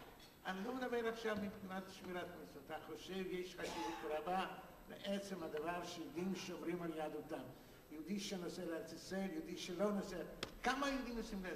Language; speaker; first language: Hebrew; non-native, fluent; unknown